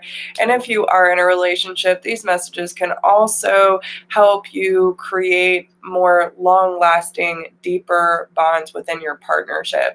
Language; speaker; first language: English; native; English